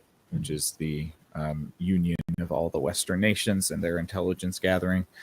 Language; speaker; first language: English; native; English